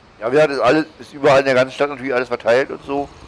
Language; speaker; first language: German; native; German